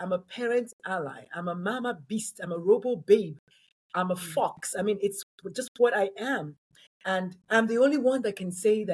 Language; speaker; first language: English; non-native, local second language; Igbo